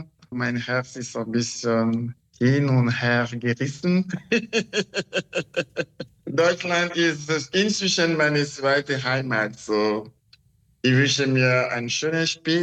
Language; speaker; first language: German; non-native, learner; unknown